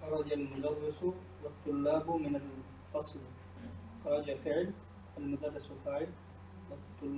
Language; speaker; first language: Arabic; non-native, learner; Urdu